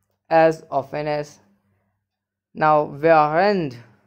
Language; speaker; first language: English; non-native, local second language; Hindi